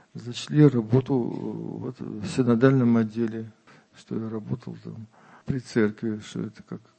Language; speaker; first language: Russian; native; Russian